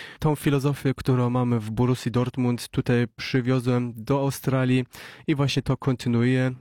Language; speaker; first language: Polish; early bilingual, heritage; Polish